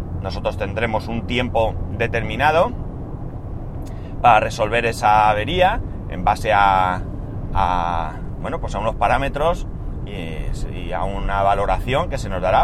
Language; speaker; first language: Spanish; native; Spanish